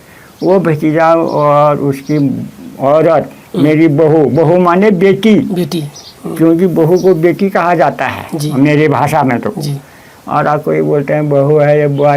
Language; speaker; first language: Hindi; non-native, local second language; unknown